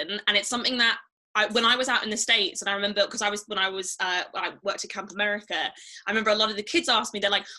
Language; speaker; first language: English; native; English